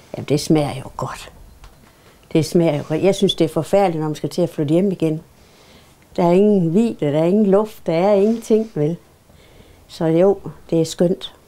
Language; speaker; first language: Danish; native; Danish